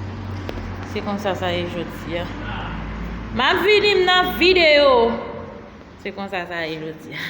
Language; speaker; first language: French; non-native, learner; Haitian Creole